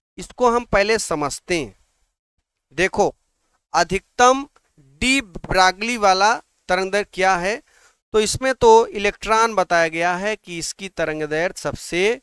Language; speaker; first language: Hindi; native; Hindi